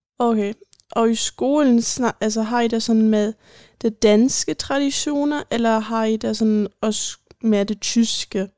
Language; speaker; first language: Danish; early bilingual, heritage; German